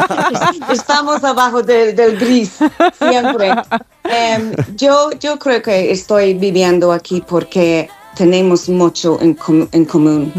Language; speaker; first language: Spanish; non-native, fluent; English